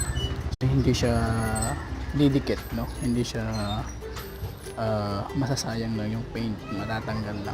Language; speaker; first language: Filipino; native; Filipino